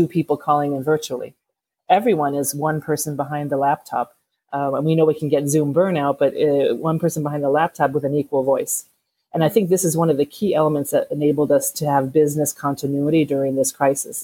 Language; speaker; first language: English; native; English